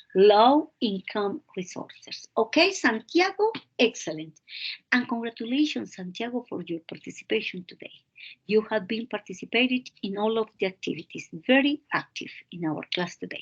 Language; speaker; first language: English; non-native, fluent; Spanish